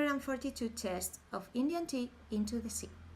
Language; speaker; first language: English; non-native, fluent; Spanish